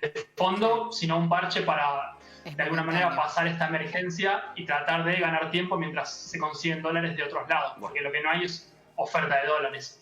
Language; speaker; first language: Spanish; native; Spanish